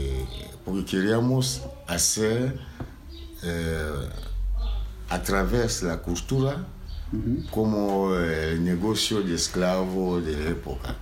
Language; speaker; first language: Spanish; non-native, learner; Lingala